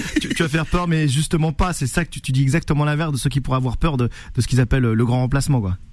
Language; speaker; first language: French; native; French